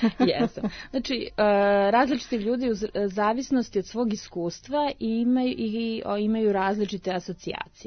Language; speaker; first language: Serbian; native; Serbian